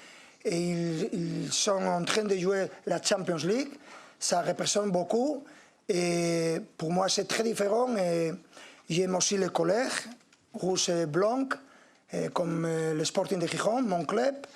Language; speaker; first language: French; non-native, fluent; Spanish